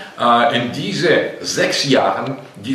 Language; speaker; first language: German; non-native, learner; Russian